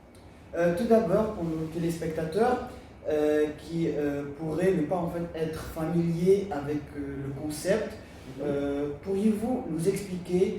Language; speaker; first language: French; native; French